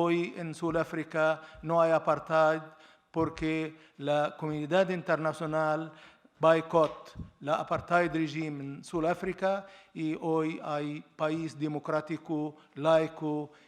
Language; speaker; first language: Spanish; non-native, learner; Arabic